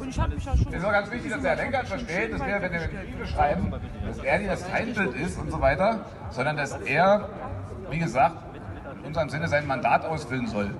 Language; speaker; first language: German; native; German